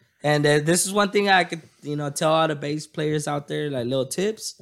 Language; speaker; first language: English; early bilingual, other home language; Spanish